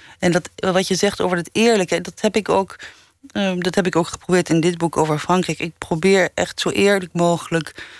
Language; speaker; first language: Dutch; early bilingual, other home language; English